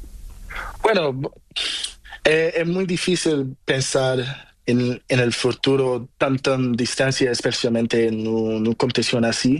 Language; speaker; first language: Spanish; non-native, learner; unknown